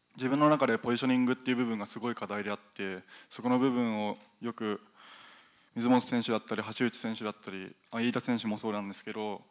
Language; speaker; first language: Japanese; native; Japanese